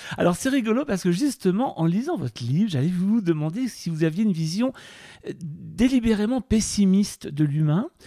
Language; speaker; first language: French; native; French